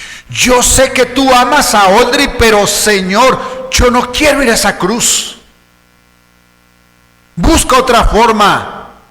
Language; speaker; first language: Spanish; native; Spanish